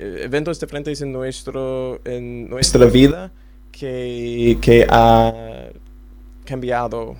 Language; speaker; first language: Spanish; non-native, learner; English